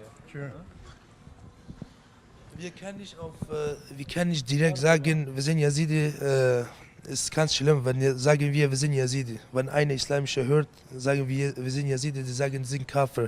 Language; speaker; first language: German; non-native, learner; Kurdish